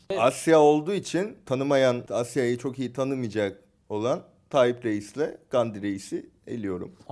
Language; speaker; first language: Turkish; non-native, fluent; Korean